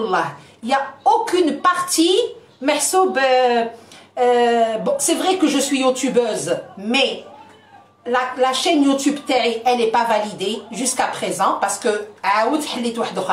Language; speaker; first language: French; non-native, local second language; Arabic